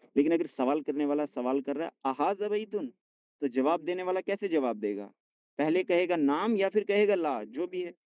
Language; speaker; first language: Urdu; non-native, local second language; Punjabi